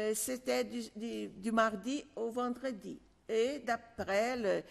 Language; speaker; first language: French; non-native, fluent; Portuguese